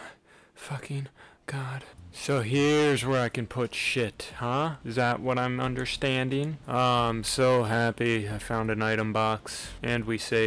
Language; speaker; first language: English; native; English